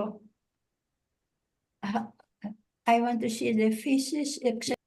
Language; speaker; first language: English; non-native, fluent; Indonesian